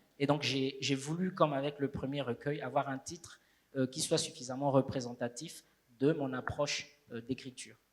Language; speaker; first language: French; native; French